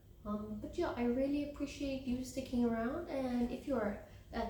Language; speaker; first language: English; native; English